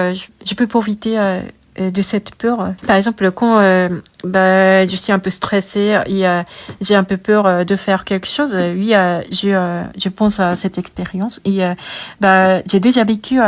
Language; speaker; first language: French; non-native, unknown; Japanese